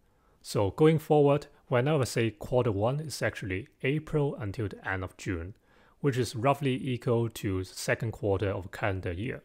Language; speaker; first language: English; non-native, local second language; Cantonese